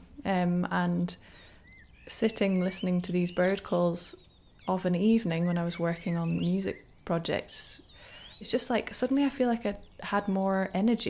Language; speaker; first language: English; native; English